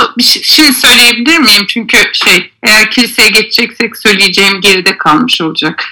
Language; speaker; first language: Turkish; native; Turkish